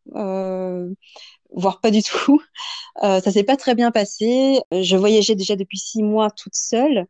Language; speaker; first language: French; early bilingual, other home language; Vietnamese